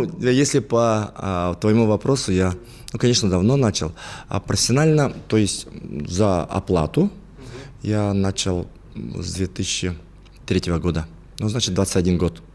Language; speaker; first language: Russian; non-native, local second language; Yakut